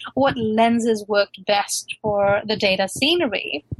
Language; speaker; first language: English; non-native, local second language; Urdu